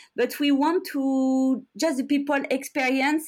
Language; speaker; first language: English; non-native, learner; French